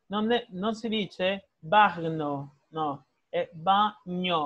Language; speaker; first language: Italian; non-native, fluent; Spanish